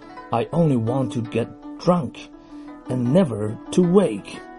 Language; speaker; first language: English; non-native, fluent; Chinese